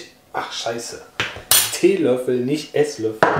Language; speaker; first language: German; native; German